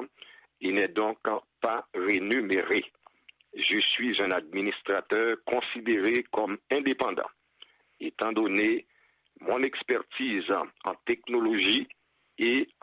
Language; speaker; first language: French; non-native, local second language; Haitian Creole